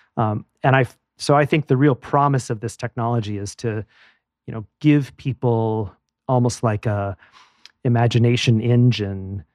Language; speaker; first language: English; native; English